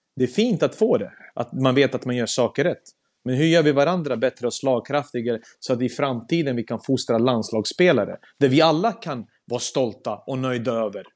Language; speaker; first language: Swedish; early bilingual, other home language; Serbian